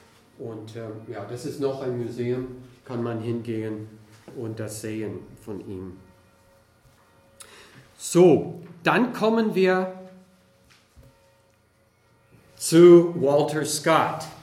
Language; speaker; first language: German; non-native, fluent; English